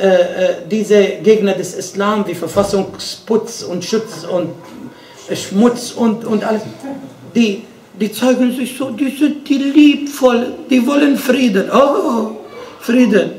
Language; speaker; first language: German; non-native, fluent; Arabic